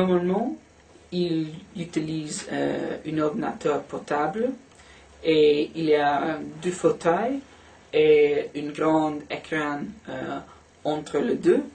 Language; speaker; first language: French; non-native, learner; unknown